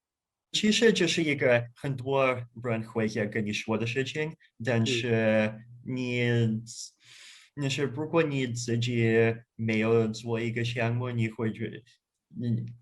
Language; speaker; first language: Chinese; non-native, fluent; Russian